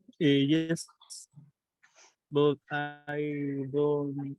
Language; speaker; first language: English; non-native, learner; Spanish